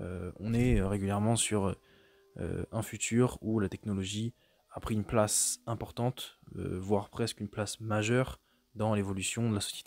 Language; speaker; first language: French; native; French